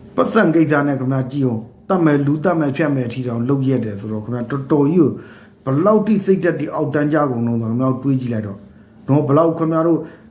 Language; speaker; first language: Burmese; native; Burmese